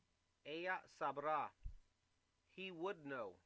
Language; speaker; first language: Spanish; non-native, fluent; English